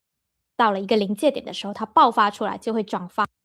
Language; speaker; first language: Chinese; native; Chinese